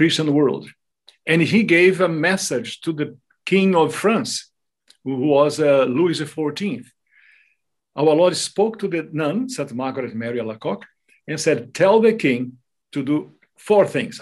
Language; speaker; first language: English; non-native, fluent; Portuguese